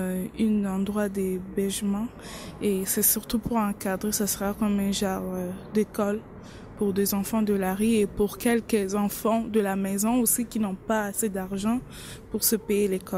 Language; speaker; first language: French; non-native, local second language; Lingala